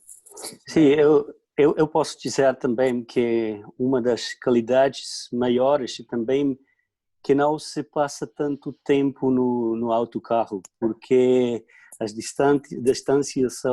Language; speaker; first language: Portuguese; non-native, fluent; Slovenian